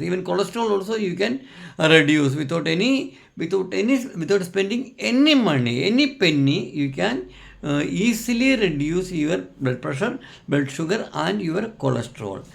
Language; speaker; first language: English; non-native, local second language; Malayalam